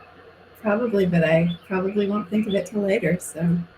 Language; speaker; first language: English; native; English